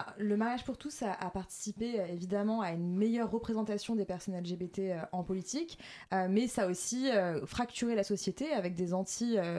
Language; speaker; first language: French; native; French